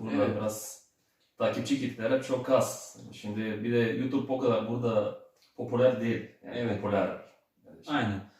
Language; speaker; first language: Turkish; early bilingual, heritage; Turkish